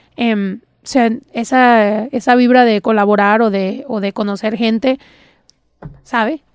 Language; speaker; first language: Spanish; early bilingual, heritage; Spanish